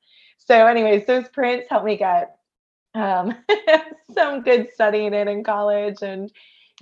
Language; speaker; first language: English; native; English